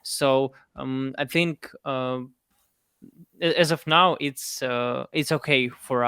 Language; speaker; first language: English; non-native, fluent; Russian